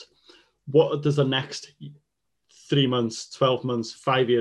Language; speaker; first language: English; non-native, local second language; Welsh